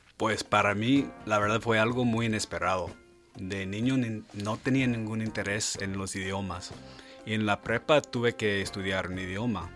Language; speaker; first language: Spanish; non-native, fluent; English